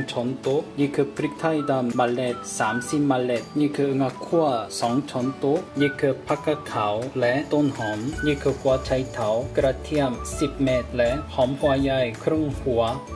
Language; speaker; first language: Thai; non-native, learner; Korean